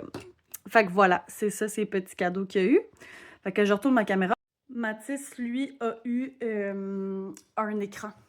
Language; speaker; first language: French; native; French